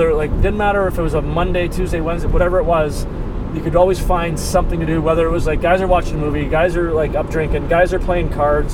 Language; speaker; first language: English; native; English